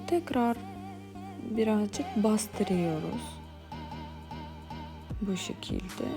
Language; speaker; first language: Turkish; non-native, fluent; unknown